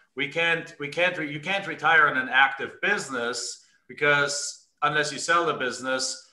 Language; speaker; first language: English; non-native, fluent; German